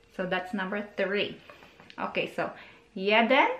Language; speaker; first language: English; non-native, local second language; Filipino